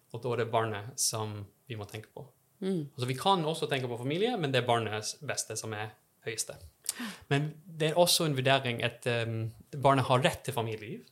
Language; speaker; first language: Norwegian; non-native, fluent; English